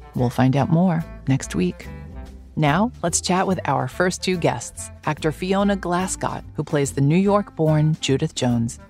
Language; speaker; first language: English; native; English